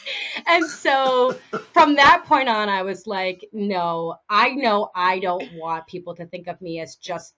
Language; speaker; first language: English; native; English